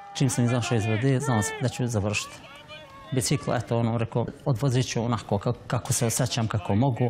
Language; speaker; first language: Croatian; native; Croatian